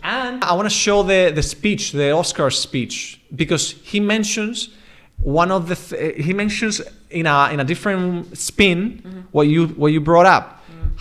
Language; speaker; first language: English; non-native, fluent; Spanish